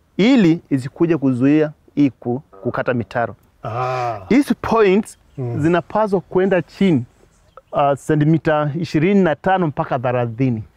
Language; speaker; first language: Swahili; non-native, local second language; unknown